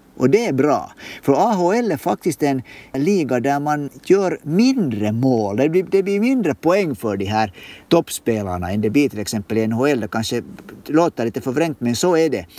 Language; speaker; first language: Swedish; native; Swedish